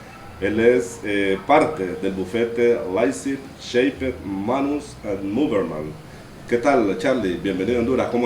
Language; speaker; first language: Spanish; native; Spanish